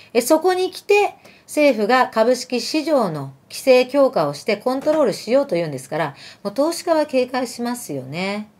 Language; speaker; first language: Japanese; early bilingual, other home language; Arabic